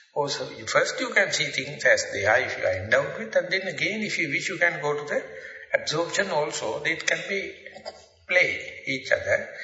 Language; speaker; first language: English; non-native, local second language; Sinhala